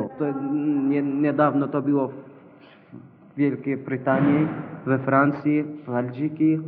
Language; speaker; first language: Polish; non-native, learner; Arabic